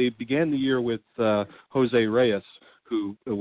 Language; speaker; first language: English; native; English